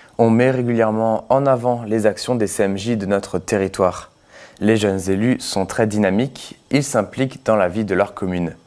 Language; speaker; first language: French; native; French